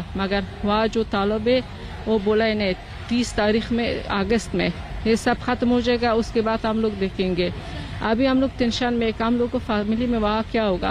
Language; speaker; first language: Hindi; non-native, learner; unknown